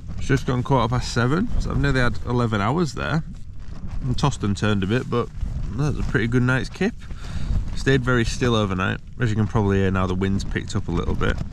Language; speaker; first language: English; native; English